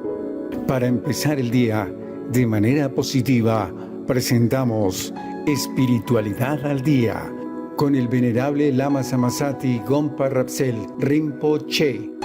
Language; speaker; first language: Spanish; native; Spanish